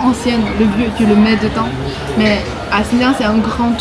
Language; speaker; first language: French; non-native, learner; Chinese